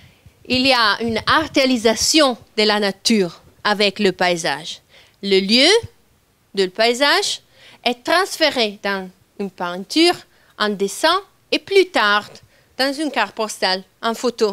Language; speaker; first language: French; non-native, fluent; Italian